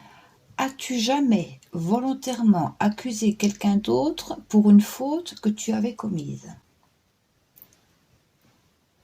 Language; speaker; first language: French; native; French